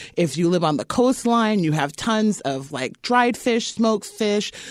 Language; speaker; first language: English; native; English